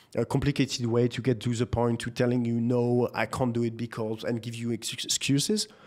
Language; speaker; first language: English; non-native, fluent; French